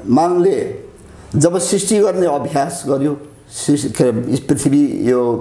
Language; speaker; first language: Nepali; non-native, local second language; Limbu